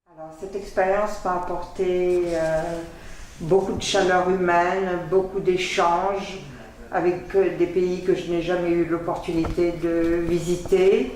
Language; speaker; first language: French; native; French